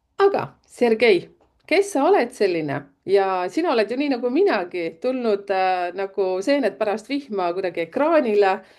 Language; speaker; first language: Estonian; native; Estonian